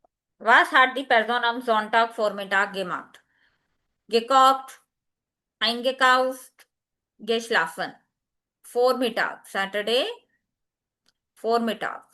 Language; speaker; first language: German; non-native, fluent; Hindi